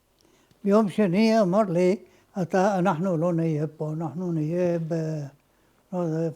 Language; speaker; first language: Hebrew; non-native, fluent; Ladino